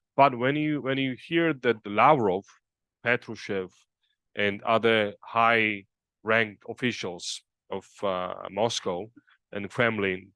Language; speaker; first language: English; non-native, fluent; Georgian